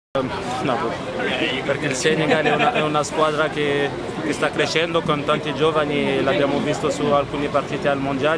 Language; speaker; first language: Italian; non-native, fluent; French